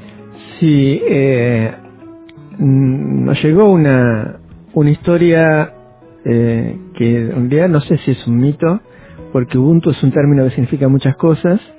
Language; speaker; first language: Spanish; native; Spanish